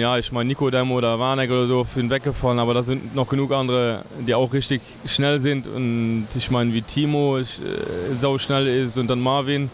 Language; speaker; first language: German; native; German